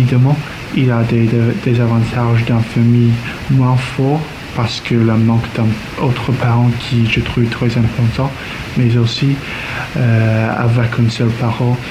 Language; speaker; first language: French; non-native, learner; English